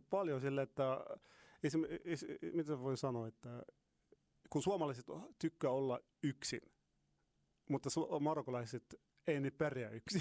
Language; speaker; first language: Finnish; non-native, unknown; Arabic